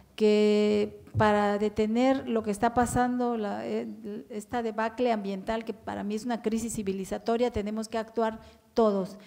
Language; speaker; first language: Spanish; native; Spanish